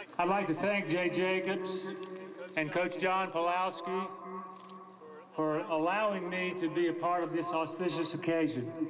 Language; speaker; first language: English; native; English